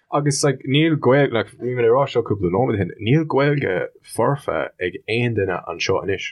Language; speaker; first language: Irish; non-native, local second language; English